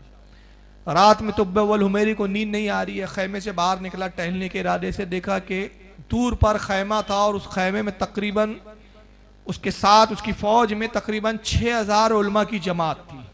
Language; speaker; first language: Urdu; native; Urdu